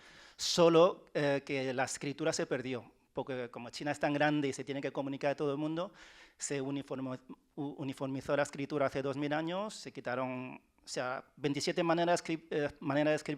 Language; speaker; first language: Spanish; early bilingual, other home language; Chinese